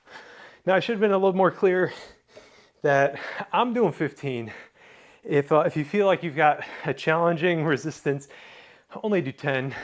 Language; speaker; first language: English; native; English